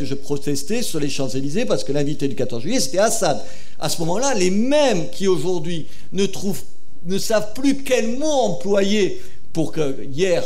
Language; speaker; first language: French; native; French